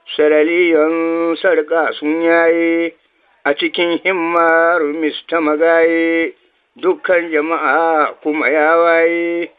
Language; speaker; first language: Hausa; native; Hausa